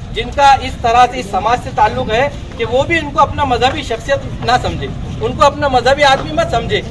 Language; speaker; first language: Urdu; native; Urdu